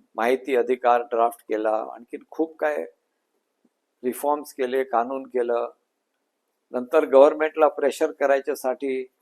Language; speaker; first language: Marathi; non-native, local second language; Gujarati